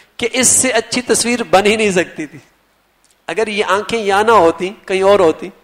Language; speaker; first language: Urdu; native; Urdu